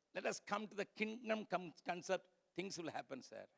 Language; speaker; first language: English; non-native, local second language; Tamil